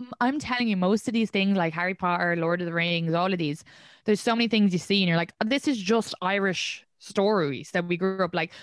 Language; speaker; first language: English; native; English